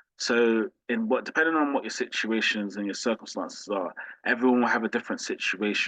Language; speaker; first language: English; native; English